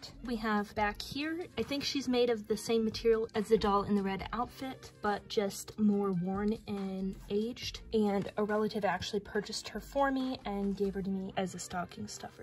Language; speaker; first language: English; native; English